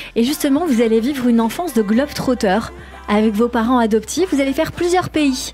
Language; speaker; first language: French; native; French